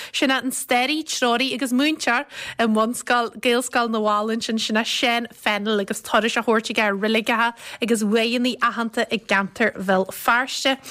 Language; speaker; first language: Irish; native; Irish